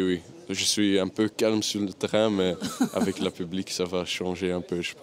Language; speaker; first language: French; non-native, local second language; Dutch